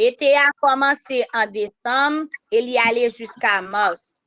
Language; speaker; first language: French; non-native, local second language; Haitian Creole